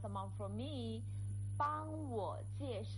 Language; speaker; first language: Chinese; non-native, fluent; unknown